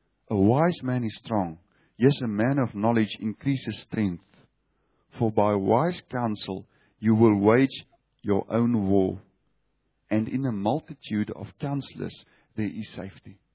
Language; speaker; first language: English; non-native, local second language; Afrikaans